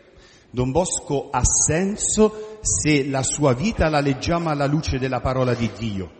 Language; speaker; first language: Italian; native; Italian